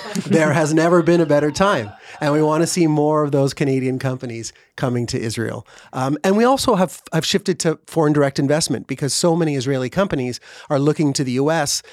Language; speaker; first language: English; native; English